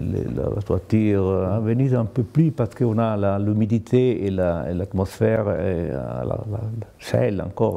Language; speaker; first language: French; non-native, fluent; Italian